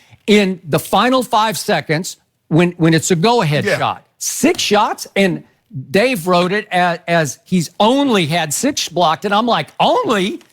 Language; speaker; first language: English; native; English